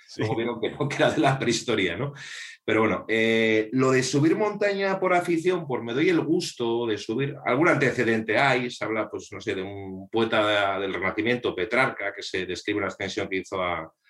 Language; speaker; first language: Spanish; native; Spanish